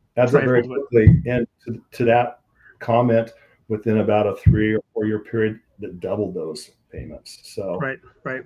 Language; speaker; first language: English; native; English